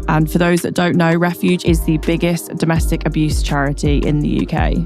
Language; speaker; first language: English; native; English